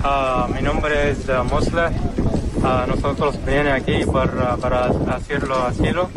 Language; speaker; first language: Spanish; non-native, learner; Arabic